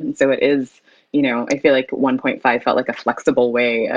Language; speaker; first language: English; native; English